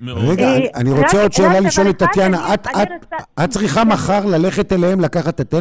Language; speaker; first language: Hebrew; native; Hebrew